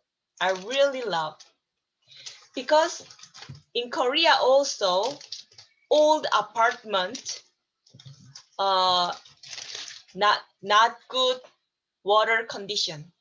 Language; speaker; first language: English; non-native, learner; Korean